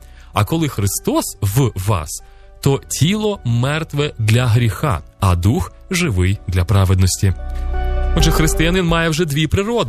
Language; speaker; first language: Ukrainian; native; Ukrainian